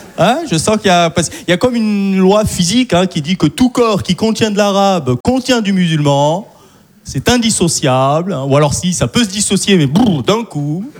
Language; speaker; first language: French; non-native, local second language; Arabic